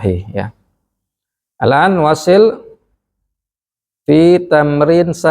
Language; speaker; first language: Arabic; non-native, fluent; Indonesian